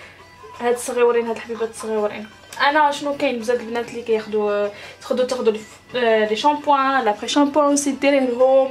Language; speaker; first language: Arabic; native; Arabic